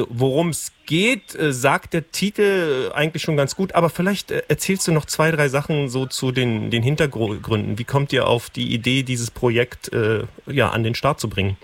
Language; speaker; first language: German; native; German